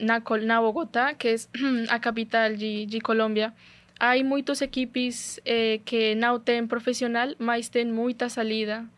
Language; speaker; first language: Portuguese; non-native, learner; Spanish